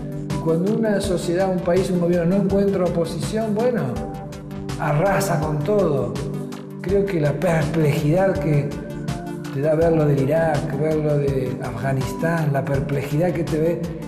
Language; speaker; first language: Spanish; native; Spanish